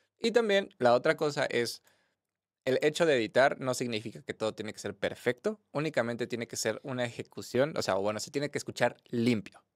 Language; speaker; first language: Spanish; native; Spanish